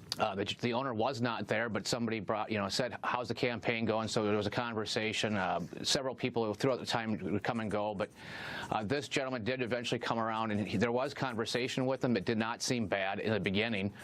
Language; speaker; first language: English; native; English